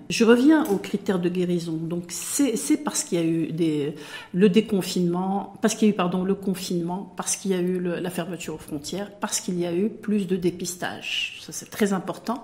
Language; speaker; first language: French; non-native, local second language; Arabic